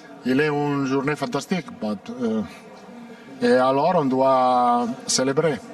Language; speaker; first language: French; non-native, learner; Italian